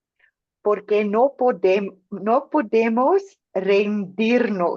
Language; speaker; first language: Spanish; non-native, learner; English